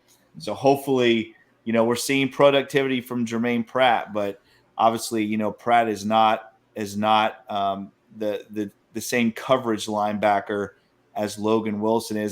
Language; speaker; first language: English; native; English